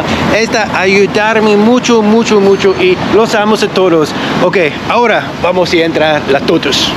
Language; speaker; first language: Spanish; non-native, learner; English